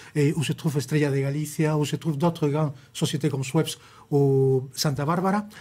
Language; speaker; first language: French; non-native, fluent; Spanish